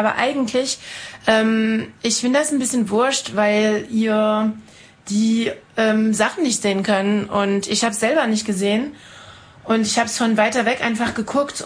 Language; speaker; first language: German; non-native, fluent; French